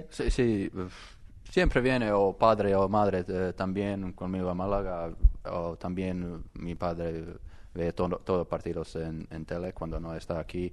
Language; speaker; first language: Spanish; non-native, learner; Croatian